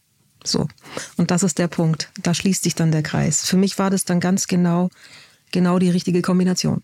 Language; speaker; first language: German; native; German